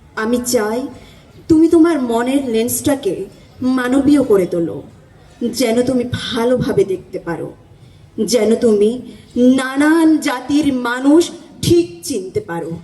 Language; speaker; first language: Bangla; non-native, local second language; Chakma